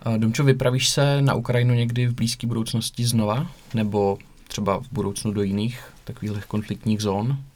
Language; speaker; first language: Czech; native; Czech